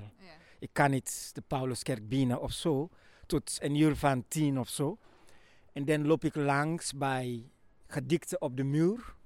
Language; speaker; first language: Dutch; non-native, learner; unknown